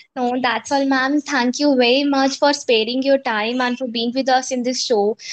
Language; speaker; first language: English; non-native, local second language; Hindi